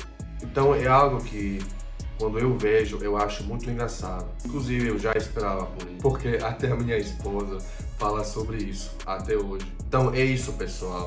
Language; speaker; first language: Portuguese; non-native, fluent; Croatian